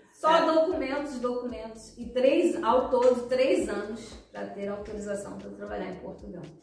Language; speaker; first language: Portuguese; native; Portuguese